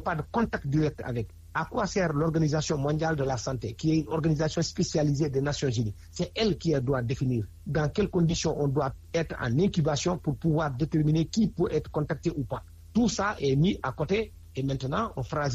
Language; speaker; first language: French; non-native, local second language; Wolof